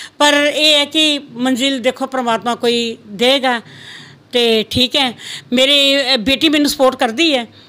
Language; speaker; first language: Punjabi; non-native, local second language; Rajasthani